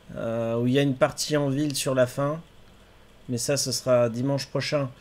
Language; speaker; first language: French; native; French